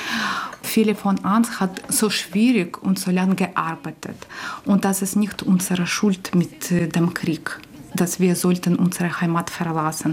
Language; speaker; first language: German; non-native, learner; Ukrainian